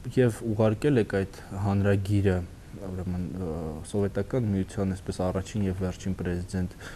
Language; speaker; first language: Armenian; native; Armenian